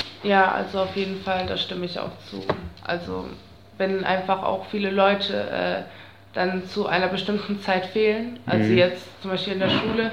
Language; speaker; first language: German; native; German